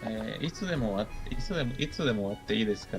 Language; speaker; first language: Japanese; non-native, fluent; Spanish